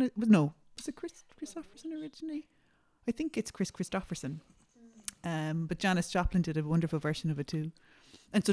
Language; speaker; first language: English; native; English